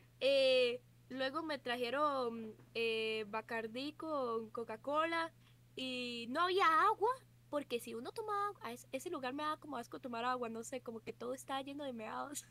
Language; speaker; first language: Spanish; native; Spanish